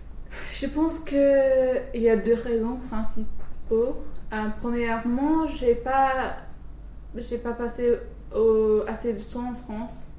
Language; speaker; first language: French; non-native, learner; English